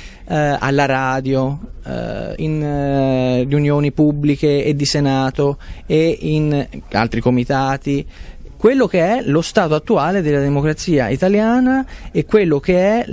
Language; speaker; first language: Italian; native; Italian